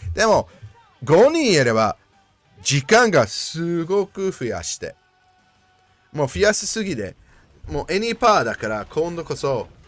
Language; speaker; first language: Japanese; non-native, learner; English